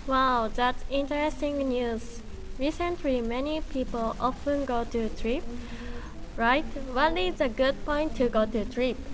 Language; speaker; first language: English; non-native, learner; Japanese